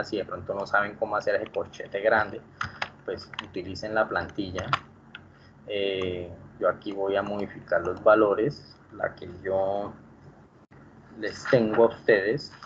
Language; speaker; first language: Spanish; native; Spanish